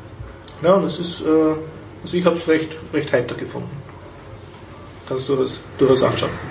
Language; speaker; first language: German; native; German